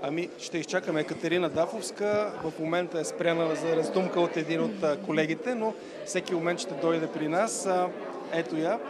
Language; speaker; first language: Bulgarian; native; Bulgarian